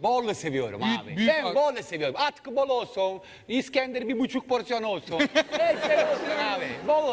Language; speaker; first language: Turkish; non-native, fluent; Italian